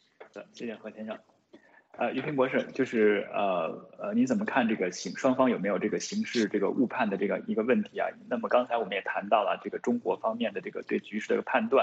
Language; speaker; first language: Chinese; native; Chinese